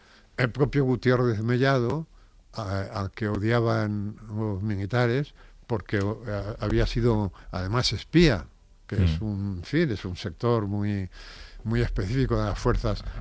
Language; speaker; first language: Spanish; native; Spanish